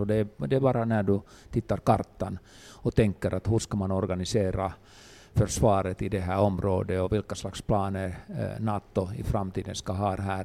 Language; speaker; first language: Swedish; non-native, local second language; Finnish